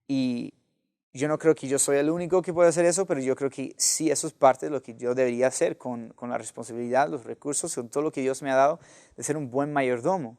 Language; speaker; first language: Spanish; non-native, fluent; English